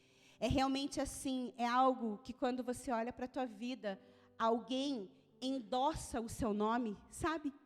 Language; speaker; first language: Portuguese; native; Portuguese